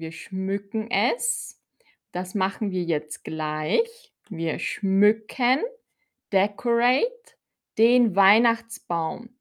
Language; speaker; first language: German; non-native, fluent; Filipino